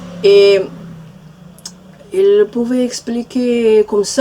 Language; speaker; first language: French; non-native, fluent; Russian